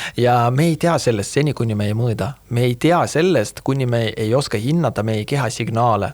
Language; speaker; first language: Estonian; non-native, fluent; Russian